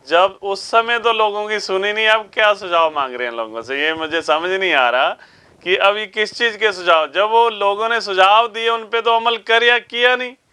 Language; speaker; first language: Hindi; non-native, local second language; Punjabi